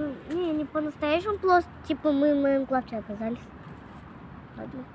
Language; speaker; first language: Russian; native; Russian